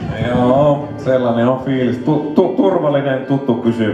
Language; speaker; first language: Finnish; native; Finnish